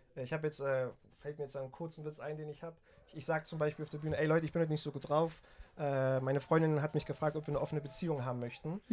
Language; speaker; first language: German; native; German